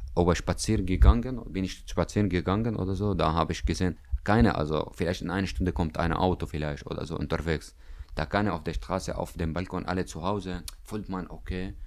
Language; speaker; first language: German; non-native, learner; Arabic